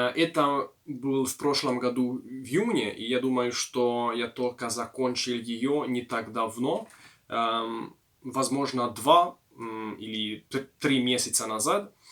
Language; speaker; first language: Russian; non-native, learner; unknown